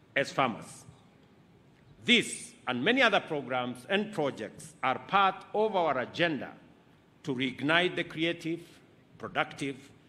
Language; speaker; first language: English; non-native, local second language; Kalenjin